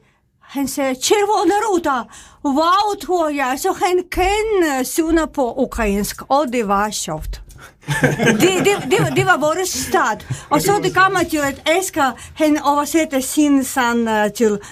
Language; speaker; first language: Danish; non-native, fluent; Ukrainian